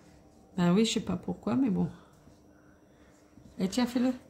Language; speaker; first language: French; native; French